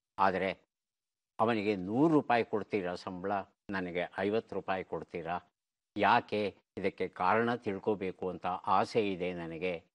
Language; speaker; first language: Kannada; native; Kannada